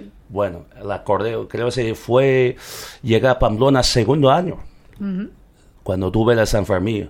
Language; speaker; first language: Spanish; non-native, learner; Chinese